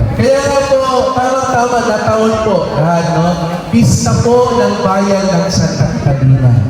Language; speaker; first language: Filipino; non-native, local second language; Iloko